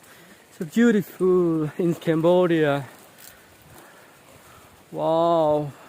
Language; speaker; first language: English; non-native, local second language; Khmer